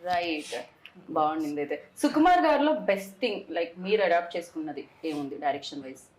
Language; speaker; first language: Telugu; native; Telugu